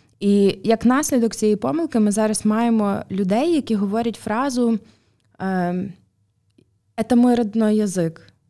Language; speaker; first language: Ukrainian; native; Ukrainian